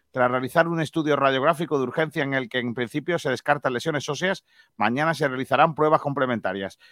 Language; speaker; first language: Spanish; native; Spanish